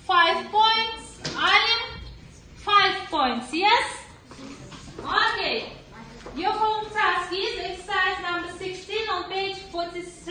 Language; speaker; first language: English; non-native, learner; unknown